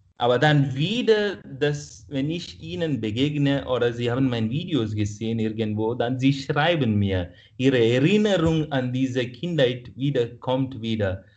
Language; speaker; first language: German; non-native, fluent; Kannada